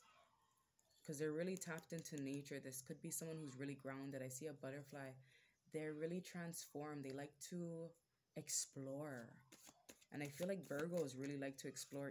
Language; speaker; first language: English; native; English